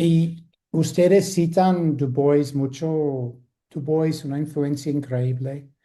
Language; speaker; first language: Spanish; non-native, fluent; English